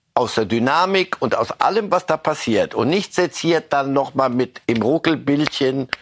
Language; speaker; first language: German; native; German